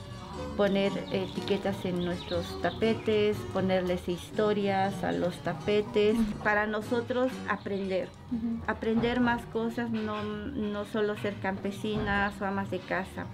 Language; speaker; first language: Spanish; non-native, local second language; Zapotec